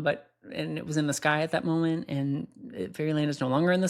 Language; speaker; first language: English; native; English